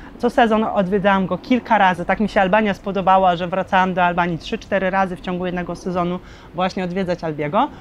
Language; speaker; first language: Polish; native; Polish